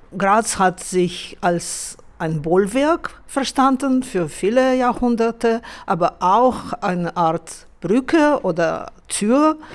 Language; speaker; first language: German; non-native, fluent; Russian